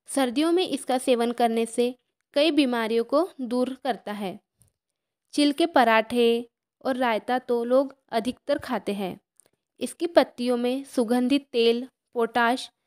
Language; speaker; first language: Hindi; non-native, local second language; Marathi